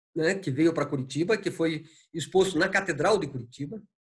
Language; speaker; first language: Portuguese; native; Portuguese